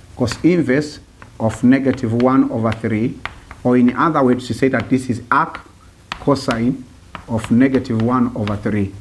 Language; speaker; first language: English; non-native, local second language; Swahili